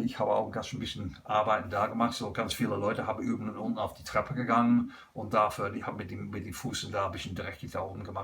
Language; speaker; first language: German; non-native, learner; English